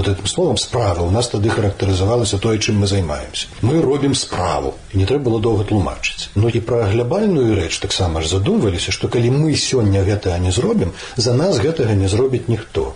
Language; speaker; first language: Belarusian; native; Belarusian